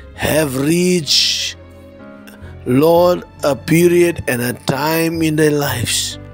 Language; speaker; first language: English; non-native, local second language; Afrikaans